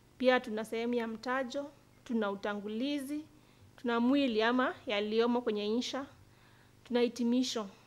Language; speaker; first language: Swahili; non-native, local second language; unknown